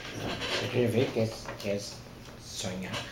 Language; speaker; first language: French; non-native, learner; Portuguese